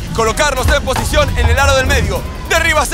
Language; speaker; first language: Spanish; native; Spanish